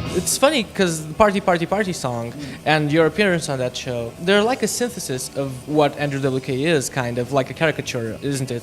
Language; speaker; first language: English; non-native, fluent; Portuguese